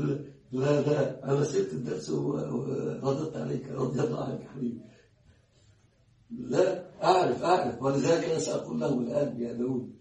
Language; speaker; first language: Arabic; native; Arabic